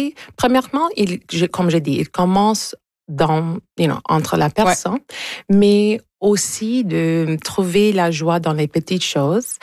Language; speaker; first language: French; non-native, local second language; English